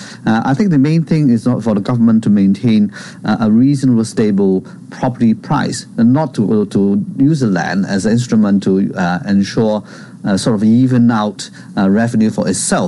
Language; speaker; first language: English; non-native, local second language; Cantonese